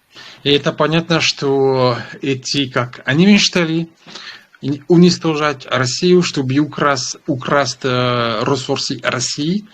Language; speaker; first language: Russian; non-native, learner; French